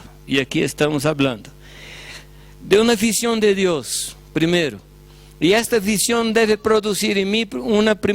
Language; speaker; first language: Spanish; non-native, fluent; Portuguese